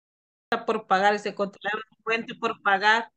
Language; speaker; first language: Spanish; native; Spanish